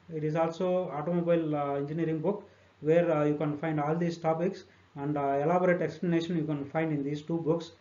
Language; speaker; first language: English; non-native, local second language; Telugu